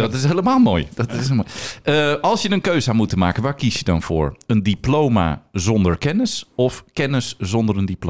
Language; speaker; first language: Dutch; native; Dutch